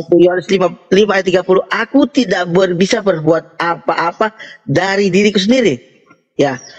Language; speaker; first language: Indonesian; native; Indonesian